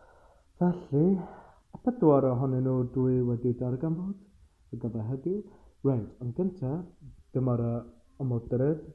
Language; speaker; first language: Welsh; non-native, learner; English